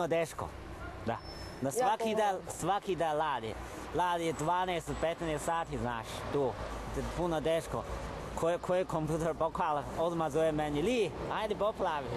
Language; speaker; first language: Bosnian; non-native, learner; Chinese